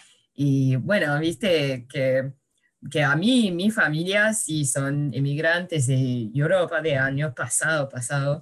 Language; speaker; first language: Spanish; early bilingual, heritage; English